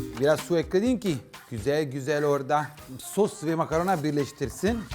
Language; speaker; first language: Turkish; non-native, learner; Italian